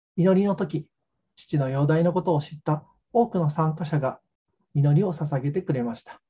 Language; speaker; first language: Japanese; native; Japanese